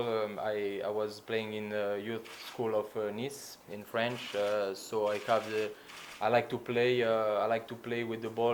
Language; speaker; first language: English; non-native, learner; Slovenian